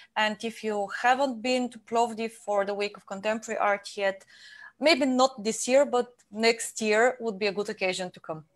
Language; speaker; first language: English; non-native, fluent; Bulgarian